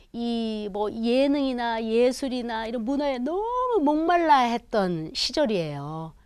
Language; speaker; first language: Korean; native; Korean